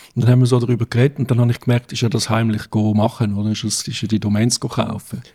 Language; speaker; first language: German; native; German